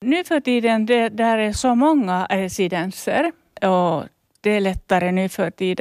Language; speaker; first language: Swedish; non-native, learner; Finnish